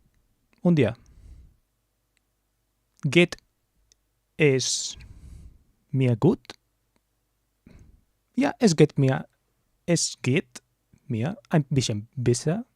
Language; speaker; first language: German; non-native, learner; English